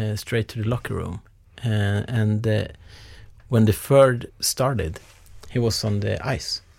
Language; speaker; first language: English; non-native, fluent; Swedish